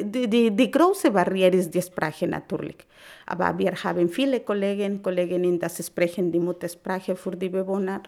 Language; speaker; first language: German; non-native, learner; Spanish